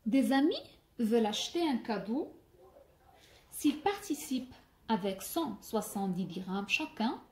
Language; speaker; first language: French; non-native, local second language; Arabic